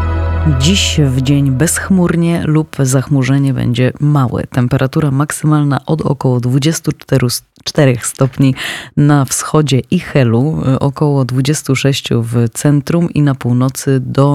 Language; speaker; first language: Polish; native; Polish